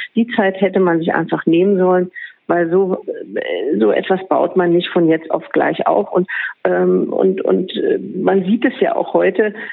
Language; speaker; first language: German; native; German